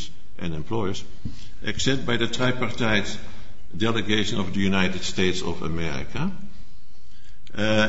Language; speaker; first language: English; non-native, fluent; Dutch